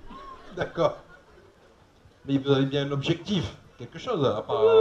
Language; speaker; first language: French; native; French